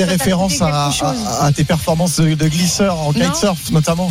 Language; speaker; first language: French; native; French